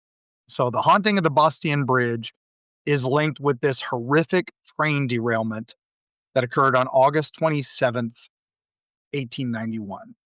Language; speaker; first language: English; native; English